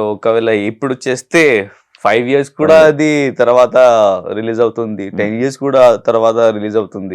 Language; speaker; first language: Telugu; non-native, learner; Hindi